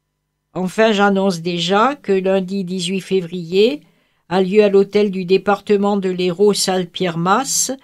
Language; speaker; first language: French; native; French